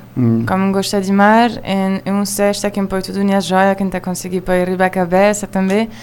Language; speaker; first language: Portuguese; non-native, learner; Hebrew